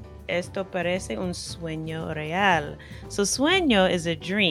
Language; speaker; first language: Spanish; non-native, fluent; English